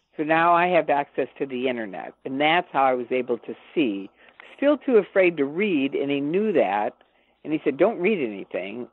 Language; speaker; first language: English; native; English